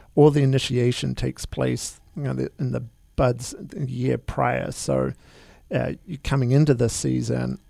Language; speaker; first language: English; native; English